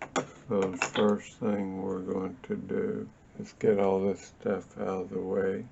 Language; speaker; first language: English; native; English